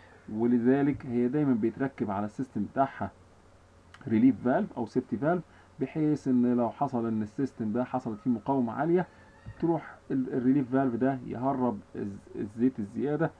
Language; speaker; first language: Arabic; native; Arabic